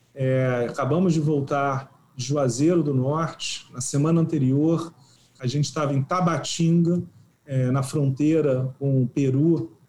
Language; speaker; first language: Portuguese; native; Portuguese